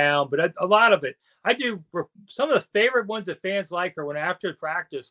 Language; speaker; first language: English; native; English